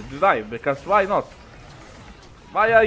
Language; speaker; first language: English; non-native, learner; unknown